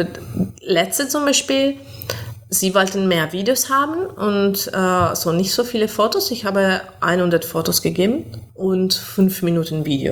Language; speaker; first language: German; non-native, fluent; Italian